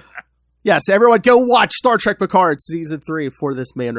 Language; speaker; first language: English; native; English